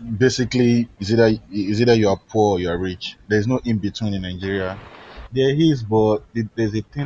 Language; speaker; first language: English; non-native, local second language; Yoruba